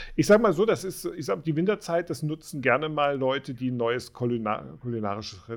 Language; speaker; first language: German; native; German